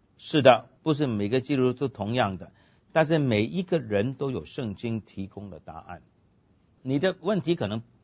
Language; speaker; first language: Chinese; non-native, local second language; Cantonese